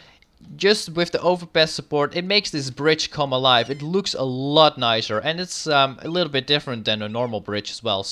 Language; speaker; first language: English; non-native, fluent; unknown